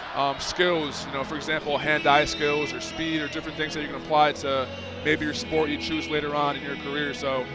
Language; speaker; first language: English; native; English